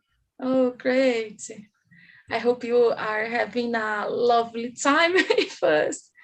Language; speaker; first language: English; non-native, learner; Portuguese